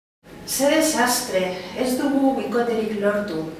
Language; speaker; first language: Basque; non-native, learner; Spanish